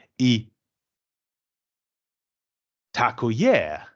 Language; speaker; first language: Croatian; non-native, fluent; English